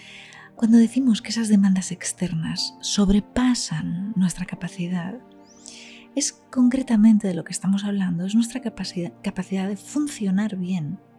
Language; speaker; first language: Spanish; native; Spanish